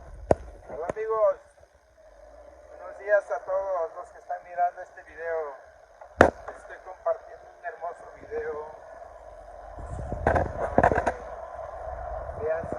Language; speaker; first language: Spanish; native; Spanish